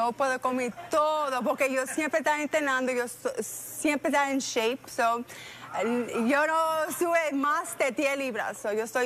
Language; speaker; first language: Spanish; early bilingual, heritage; Spanish